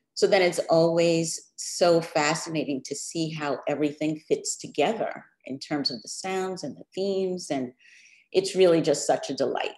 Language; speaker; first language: English; native; English